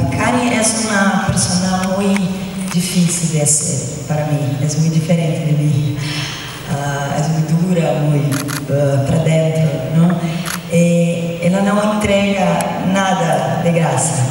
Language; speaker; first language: Spanish; non-native, learner; Portuguese